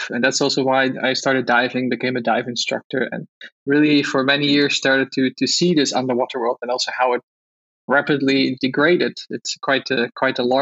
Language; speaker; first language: English; non-native, fluent; Dutch